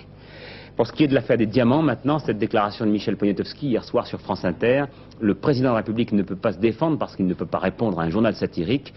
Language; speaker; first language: French; native; French